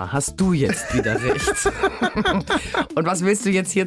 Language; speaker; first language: German; native; German